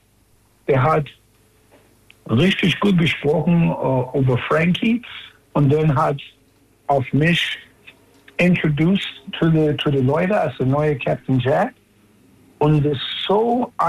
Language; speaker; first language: German; non-native, fluent; English